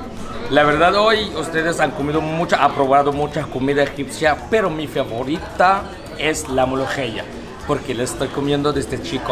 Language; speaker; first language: Spanish; non-native, fluent; Arabic